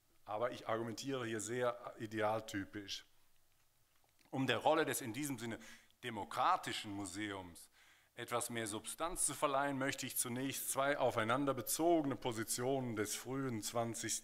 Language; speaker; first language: German; native; German